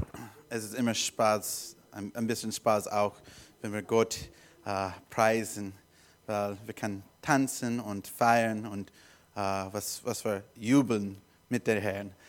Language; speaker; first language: German; non-native, learner; English